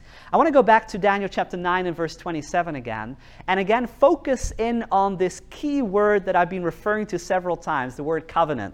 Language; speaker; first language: English; native; English